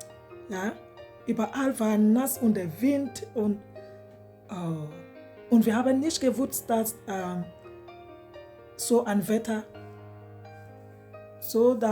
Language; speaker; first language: German; non-native, learner; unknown